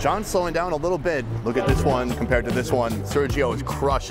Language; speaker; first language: English; native; English